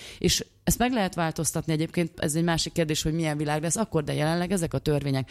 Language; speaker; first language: Hungarian; native; Hungarian